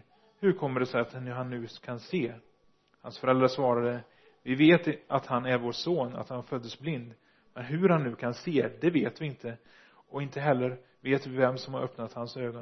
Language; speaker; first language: Swedish; non-native, fluent; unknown